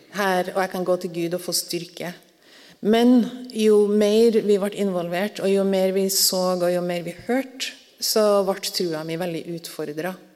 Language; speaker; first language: Norwegian; native; Norwegian